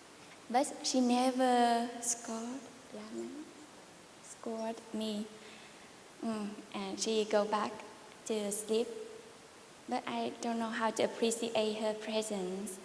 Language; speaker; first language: English; non-native, learner; Vietnamese